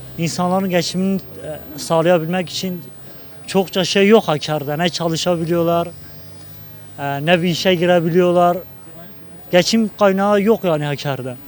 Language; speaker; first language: Turkish; non-native, local second language; Kurdish